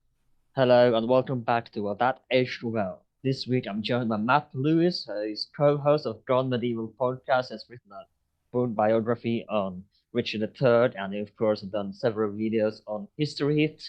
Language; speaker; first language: English; non-native, fluent; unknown